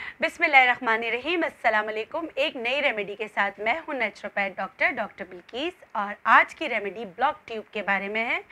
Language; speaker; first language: Urdu; non-native, local second language; Khowar